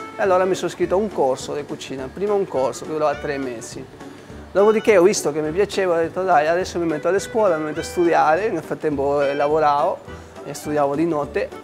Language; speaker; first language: Italian; non-native, fluent; Spanish